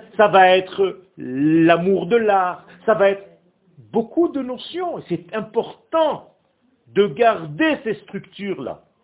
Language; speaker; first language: French; non-native, fluent; Hebrew